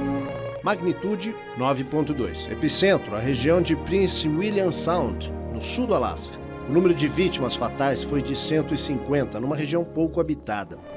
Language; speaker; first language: Portuguese; native; Portuguese